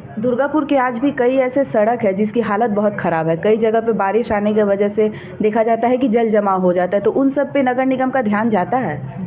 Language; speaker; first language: Hindi; native; Hindi